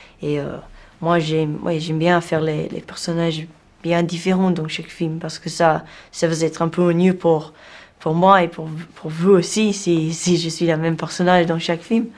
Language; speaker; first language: French; non-native, learner; English